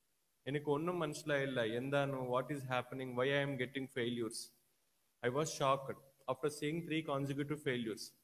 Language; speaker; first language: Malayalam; non-native, learner; Telugu